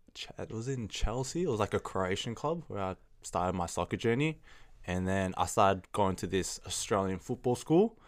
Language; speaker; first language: English; early bilingual, other home language; Chinese